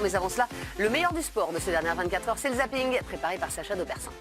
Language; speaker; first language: French; native; French